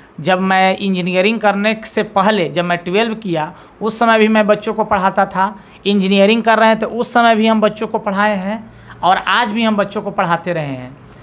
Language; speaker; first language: Hindi; native; Hindi